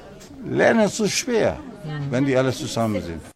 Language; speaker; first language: German; non-native, learner; Turkish